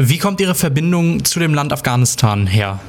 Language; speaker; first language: German; native; German